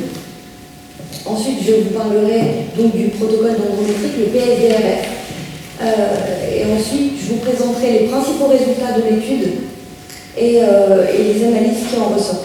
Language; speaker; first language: French; native; French